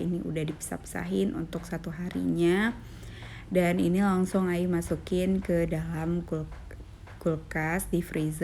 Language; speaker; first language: Indonesian; native; Indonesian